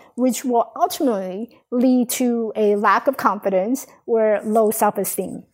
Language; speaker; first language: English; non-native, fluent; Chinese